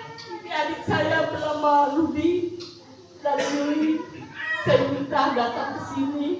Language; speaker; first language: Indonesian; native; Indonesian